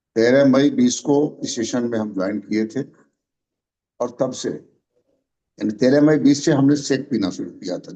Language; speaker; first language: Hindi; native; Hindi